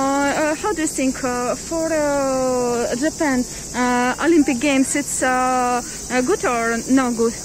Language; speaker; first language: English; non-native, learner; Russian